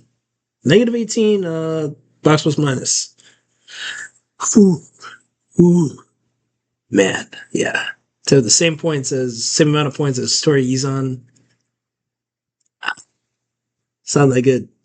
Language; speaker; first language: English; native; English